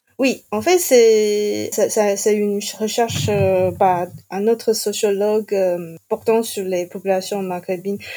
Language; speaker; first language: French; non-native, fluent; Chinese